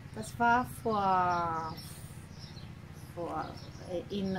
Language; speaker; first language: German; non-native, learner; Spanish